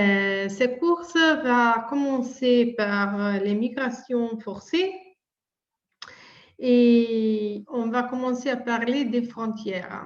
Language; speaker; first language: French; non-native, fluent; Italian